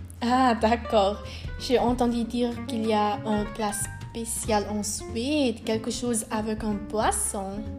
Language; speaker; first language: French; non-native, learner; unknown